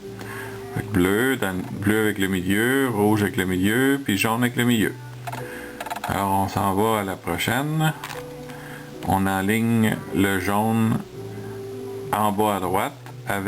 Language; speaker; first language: French; native; French